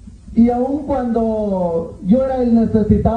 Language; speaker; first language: Spanish; native; Spanish